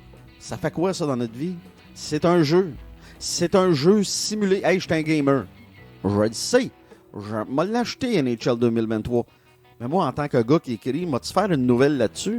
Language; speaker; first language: French; native; French